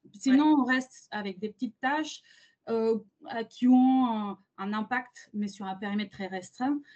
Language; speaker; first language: French; native; French